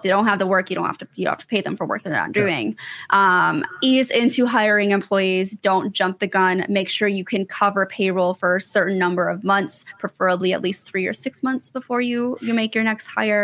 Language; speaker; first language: English; native; English